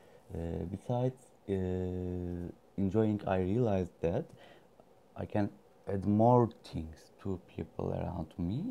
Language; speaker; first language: English; non-native, learner; Turkish